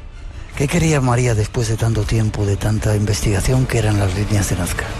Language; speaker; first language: Spanish; native; Spanish